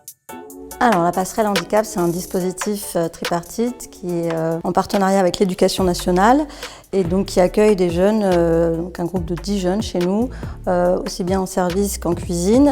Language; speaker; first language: French; native; French